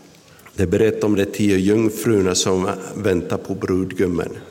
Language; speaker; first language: Swedish; non-native, local second language; Finnish